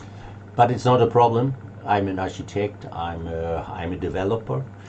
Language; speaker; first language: English; non-native, learner; German